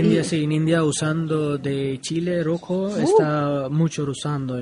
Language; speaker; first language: Spanish; non-native, learner; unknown